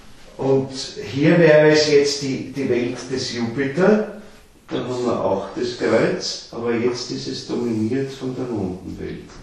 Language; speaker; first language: German; native; German